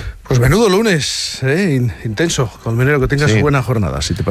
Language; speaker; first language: Spanish; native; Spanish